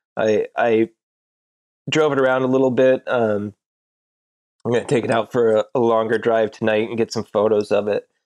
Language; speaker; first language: English; native; English